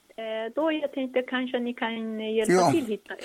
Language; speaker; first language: Swedish; non-native, learner; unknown